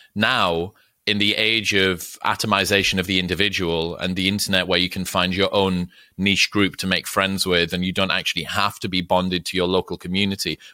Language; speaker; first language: English; native; English